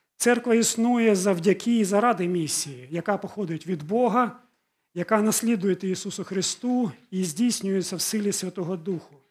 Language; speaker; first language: Ukrainian; non-native, local second language; Russian